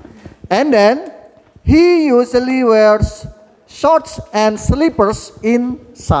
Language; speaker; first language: English; non-native, fluent; Indonesian